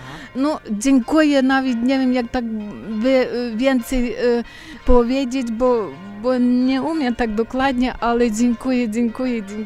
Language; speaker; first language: Polish; non-native, learner; Ukrainian